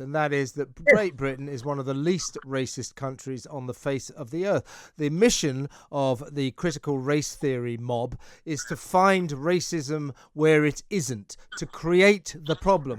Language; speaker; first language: English; native; English